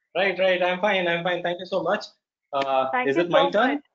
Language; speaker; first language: English; non-native, local second language; Odia